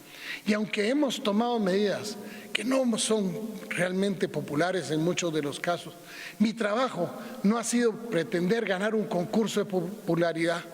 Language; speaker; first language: Spanish; native; Spanish